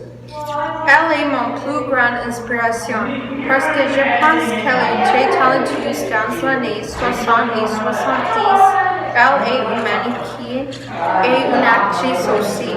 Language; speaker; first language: French; non-native, learner; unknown